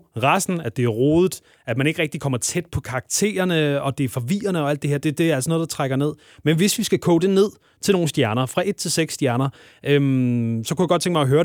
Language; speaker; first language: Danish; native; Danish